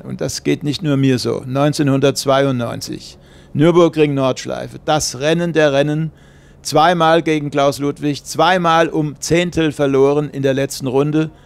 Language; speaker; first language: German; native; German